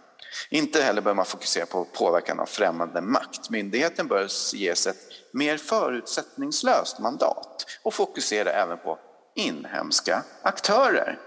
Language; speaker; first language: Swedish; native; Swedish